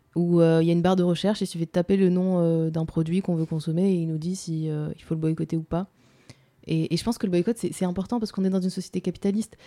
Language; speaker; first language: French; native; French